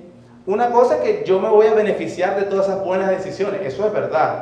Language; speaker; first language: Spanish; native; Spanish